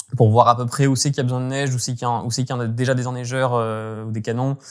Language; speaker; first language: French; native; French